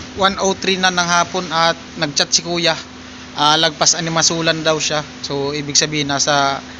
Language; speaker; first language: Filipino; native; Filipino